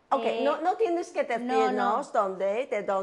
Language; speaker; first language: Spanish; non-native, learner; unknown